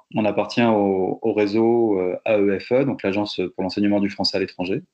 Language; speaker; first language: French; native; French